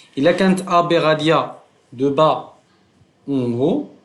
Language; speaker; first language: French; non-native, local second language; Arabic